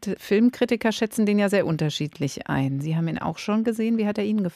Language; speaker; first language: German; native; German